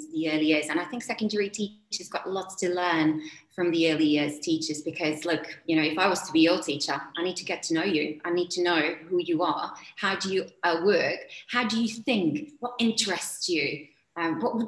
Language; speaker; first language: English; non-native, fluent; Czech